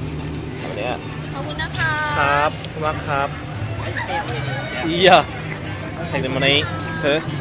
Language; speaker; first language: English; non-native, learner; French